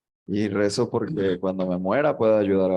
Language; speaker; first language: Spanish; native; Spanish